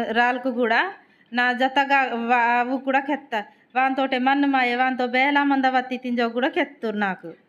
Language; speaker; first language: Telugu; non-native, local second language; Koya